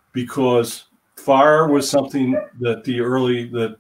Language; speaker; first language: English; native; English